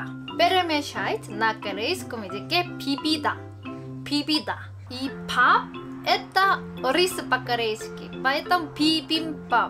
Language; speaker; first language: Russian; non-native, fluent; Korean